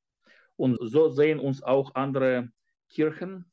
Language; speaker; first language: German; non-native, fluent; Ukrainian